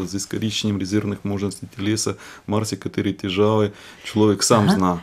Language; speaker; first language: Slovenian; non-native, fluent; Russian